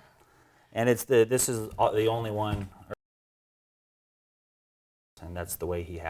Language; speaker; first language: English; native; English